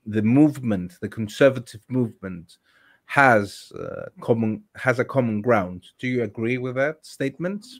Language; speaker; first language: English; non-native, fluent; Greek